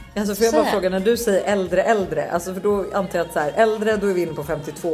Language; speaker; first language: Swedish; native; Swedish